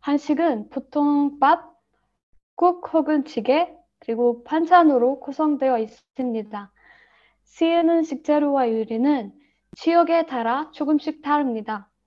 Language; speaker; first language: Korean; non-native, learner; Arabic